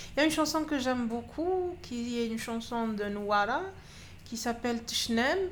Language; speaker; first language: French; non-native, local second language; Arabic